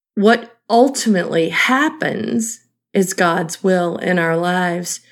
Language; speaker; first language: English; native; English